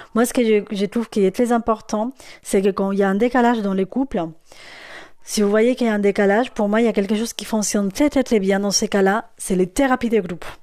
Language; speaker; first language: French; non-native, fluent; Spanish